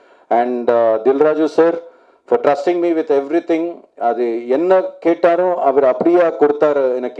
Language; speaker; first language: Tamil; non-native, learner; Telugu